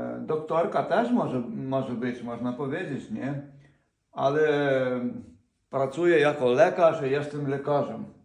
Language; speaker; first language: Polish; non-native, fluent; Ukrainian